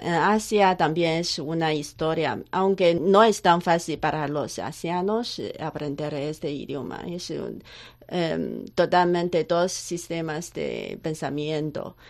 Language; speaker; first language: Spanish; non-native, learner; Chinese